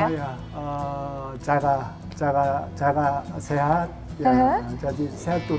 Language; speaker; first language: Indonesian; non-native, fluent; Korean